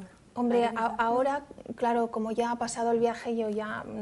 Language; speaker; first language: Spanish; native; Spanish